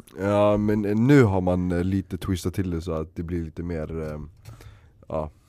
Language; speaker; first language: Swedish; early bilingual, other home language; Arabic